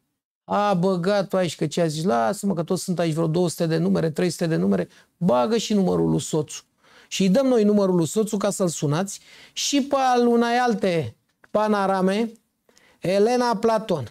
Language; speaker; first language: Romanian; native; Romanian